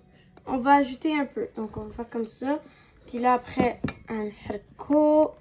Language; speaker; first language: French; non-native, local second language; Arabic